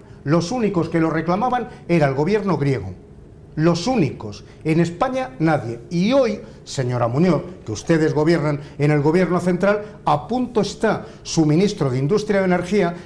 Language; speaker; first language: Spanish; native; Spanish